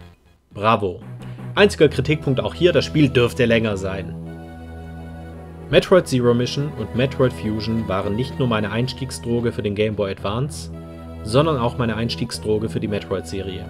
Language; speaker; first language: German; native; German